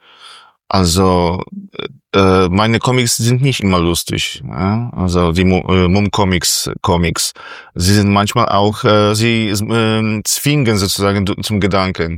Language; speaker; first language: German; non-native, fluent; Polish